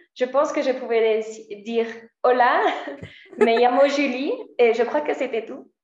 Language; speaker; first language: Spanish; non-native, fluent; French